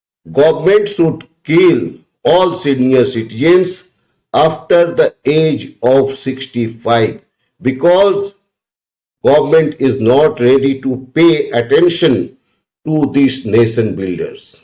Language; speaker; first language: English; non-native, local second language; Bangla